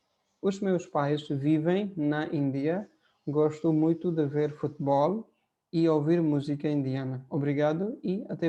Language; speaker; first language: Portuguese; non-native, fluent; Hindi